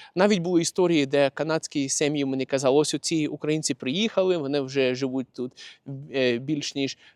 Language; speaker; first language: Ukrainian; non-native, local second language; Russian